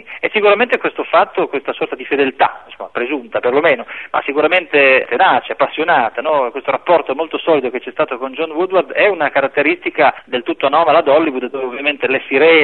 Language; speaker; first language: Italian; native; Italian